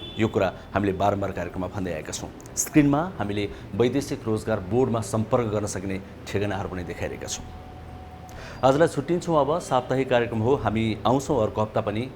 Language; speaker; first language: Nepali; native; Nepali